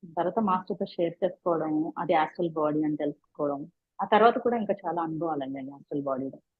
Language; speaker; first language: Telugu; native; Telugu